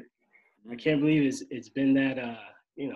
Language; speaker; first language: English; native; English